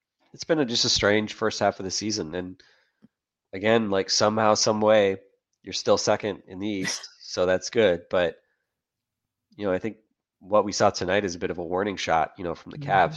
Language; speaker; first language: English; native; English